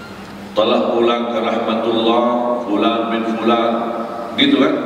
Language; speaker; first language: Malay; non-native, fluent; Arabic